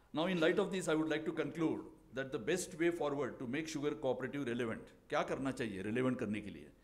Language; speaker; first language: Hindi; non-native, local second language; Marathi